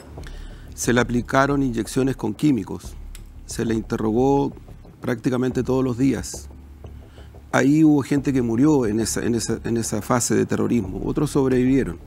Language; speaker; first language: Spanish; native; Spanish